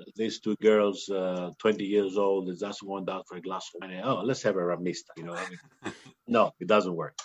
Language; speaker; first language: English; non-native, fluent; Greek